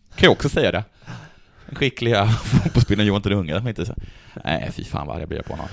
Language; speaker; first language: Swedish; native; Swedish